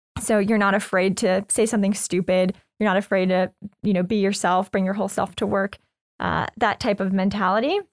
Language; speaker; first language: English; native; English